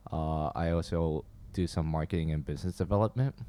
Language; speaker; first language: English; non-native, fluent; Chinese